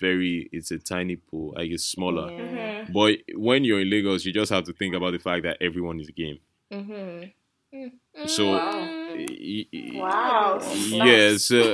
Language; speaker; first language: English; non-native, local second language; Yoruba